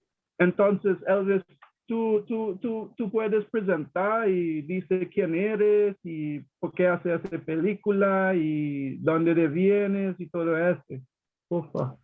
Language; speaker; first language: Spanish; non-native, learner; English